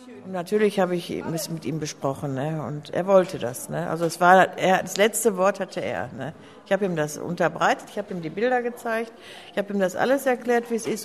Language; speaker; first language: German; native; German